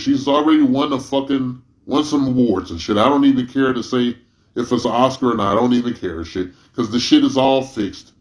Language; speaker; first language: English; native; English